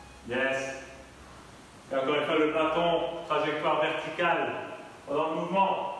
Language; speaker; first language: French; native; French